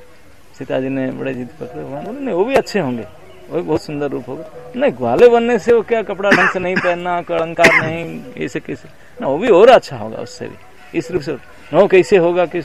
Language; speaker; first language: Hindi; non-native, local second language; Odia